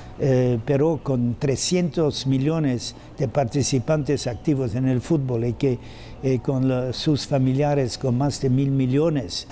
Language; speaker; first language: Spanish; non-native, fluent; German